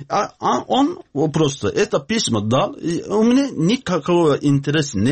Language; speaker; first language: Russian; non-native, learner; Azerbaijani